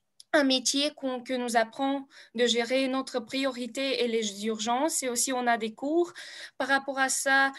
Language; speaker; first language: French; non-native, fluent; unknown